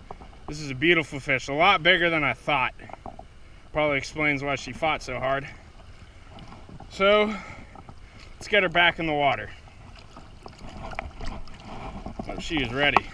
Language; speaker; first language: English; native; English